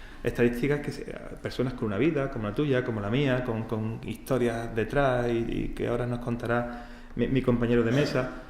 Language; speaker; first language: Spanish; native; Spanish